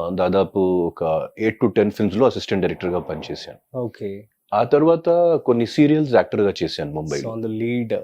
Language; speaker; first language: Telugu; non-native, local second language; Hindi